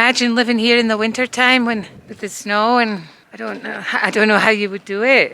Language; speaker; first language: English; native; English